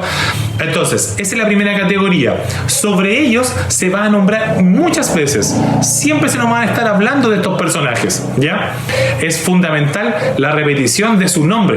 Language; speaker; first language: Spanish; native; Spanish